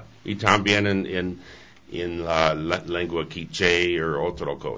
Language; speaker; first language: Spanish; non-native, learner; English